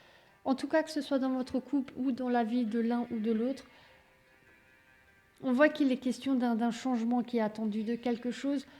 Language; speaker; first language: French; native; French